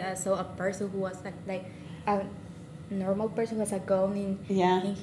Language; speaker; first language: English; non-native, learner; Spanish